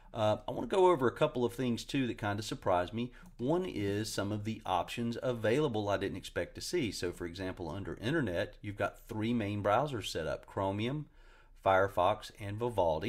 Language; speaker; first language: English; native; English